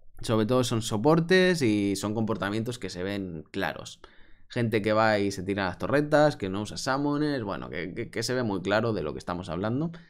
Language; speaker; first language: Spanish; native; Spanish